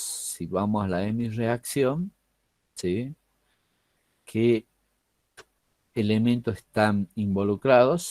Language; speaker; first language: Spanish; native; Spanish